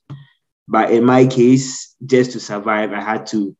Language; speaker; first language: English; non-native, local second language; Akan